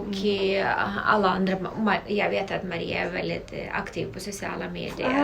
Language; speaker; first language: Swedish; non-native, local second language; Russian